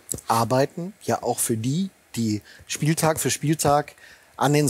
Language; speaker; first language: German; native; German